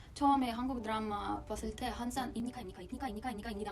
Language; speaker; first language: Korean; non-native, learner; Russian